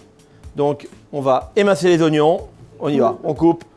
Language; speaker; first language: French; native; French